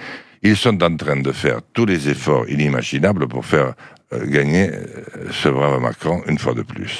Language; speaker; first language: French; native; French